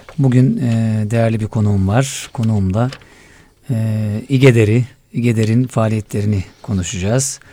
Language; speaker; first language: Turkish; native; Turkish